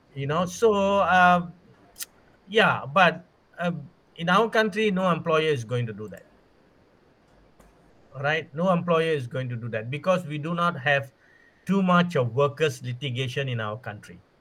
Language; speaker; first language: English; non-native, local second language; Tamil